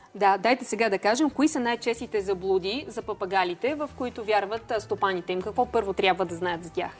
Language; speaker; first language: Bulgarian; native; Bulgarian